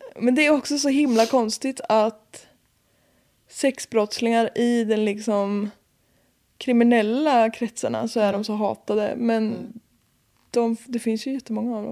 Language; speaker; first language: Swedish; native; Swedish